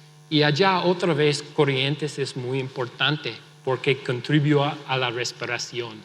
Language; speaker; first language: Spanish; non-native, fluent; English